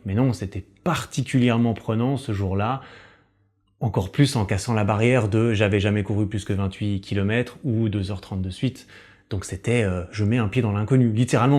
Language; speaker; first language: French; native; French